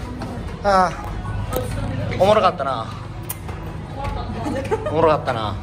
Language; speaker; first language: Japanese; native; Japanese